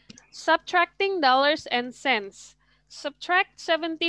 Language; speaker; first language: English; non-native, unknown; Indonesian